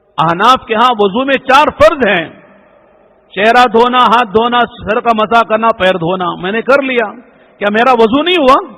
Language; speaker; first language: Urdu; native; Urdu